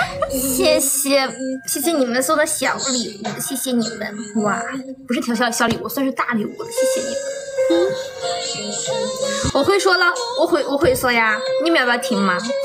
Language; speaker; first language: Chinese; native; Chinese